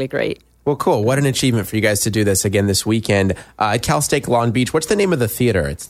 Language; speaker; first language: English; native; English